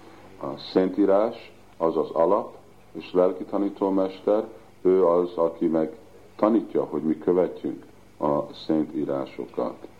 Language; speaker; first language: Hungarian; early bilingual, heritage; Hungarian